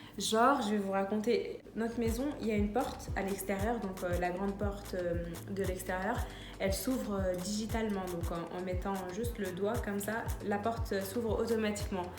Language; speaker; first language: French; early bilingual, other home language; Arabic